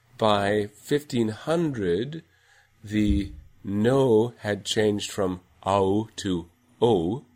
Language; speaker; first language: English; native; English